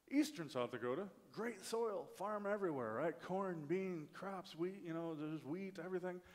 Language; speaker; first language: English; native; English